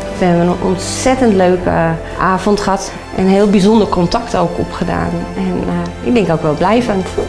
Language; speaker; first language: Dutch; native; Dutch